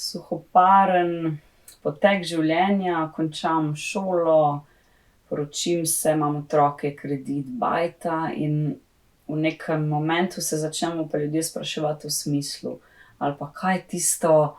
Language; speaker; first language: Slovenian; native; Slovenian